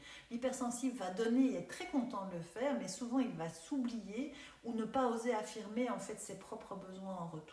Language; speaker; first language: French; native; French